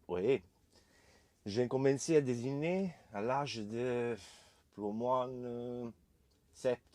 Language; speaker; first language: French; non-native, learner; Italian